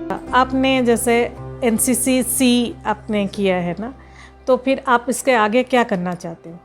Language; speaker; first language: Hindi; non-native, local second language; Odia